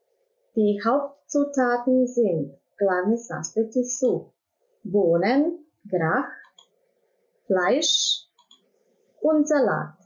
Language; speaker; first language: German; non-native, fluent; Croatian